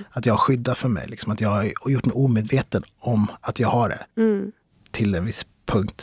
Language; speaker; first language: Swedish; early bilingual, other home language; Arabic